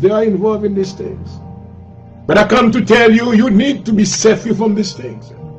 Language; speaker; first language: English; non-native, fluent; Haitian Creole